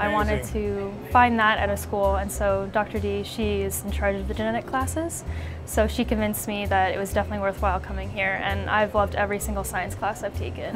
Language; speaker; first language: English; native; English